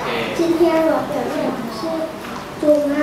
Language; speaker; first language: Chinese; non-native, learner; Thai